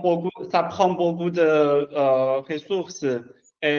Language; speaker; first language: French; non-native, learner; Chinese